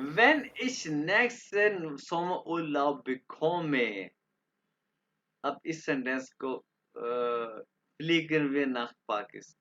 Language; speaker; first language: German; non-native, fluent; Urdu